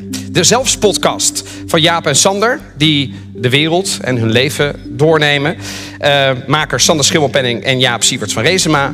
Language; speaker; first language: Dutch; native; Dutch